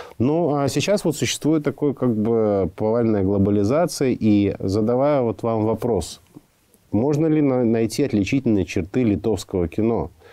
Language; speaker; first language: Russian; native; Russian